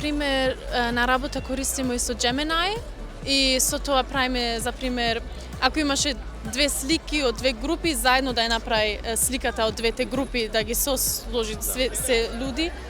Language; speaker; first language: Macedonian; early bilingual, heritage; Macedonian